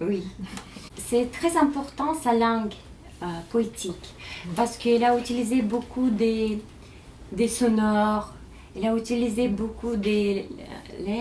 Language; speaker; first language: French; non-native, learner; Russian